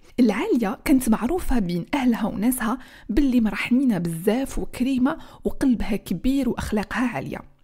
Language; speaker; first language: Arabic; native; Arabic